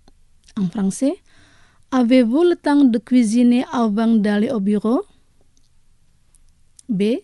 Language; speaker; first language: French; non-native, fluent; Indonesian